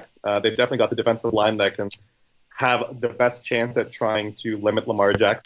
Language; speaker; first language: English; native; English